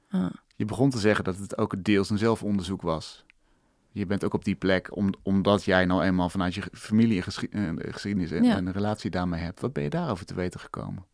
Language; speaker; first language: Dutch; native; Dutch